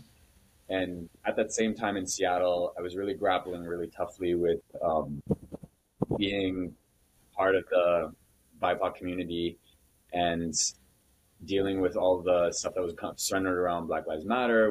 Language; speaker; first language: English; native; English